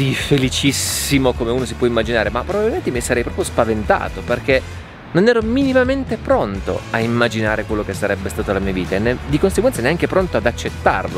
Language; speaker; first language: Italian; native; Italian